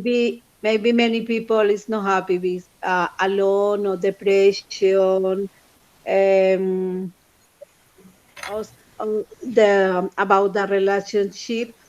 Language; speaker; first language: English; non-native, learner; Spanish